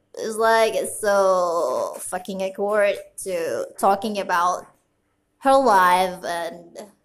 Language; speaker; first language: English; non-native, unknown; Indonesian